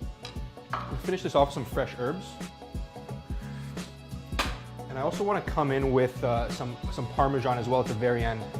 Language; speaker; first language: English; native; English